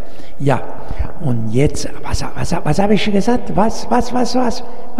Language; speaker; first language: German; non-native, learner; Italian